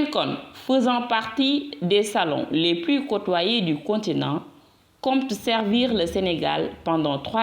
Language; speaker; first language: French; non-native, local second language; Wolof